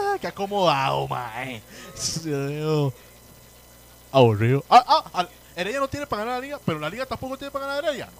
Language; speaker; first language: Spanish; native; Spanish